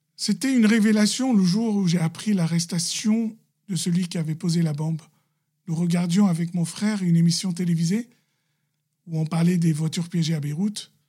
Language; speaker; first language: French; non-native, local second language; Arabic